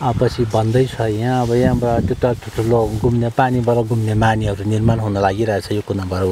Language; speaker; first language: Nepali; non-native, local second language; Sherpa